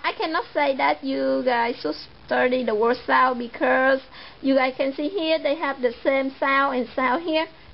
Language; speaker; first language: English; non-native, fluent; Vietnamese